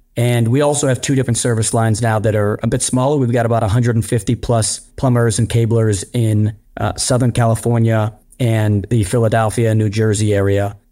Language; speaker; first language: English; native; English